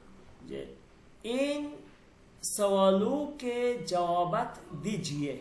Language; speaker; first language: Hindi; non-native, learner; Bangla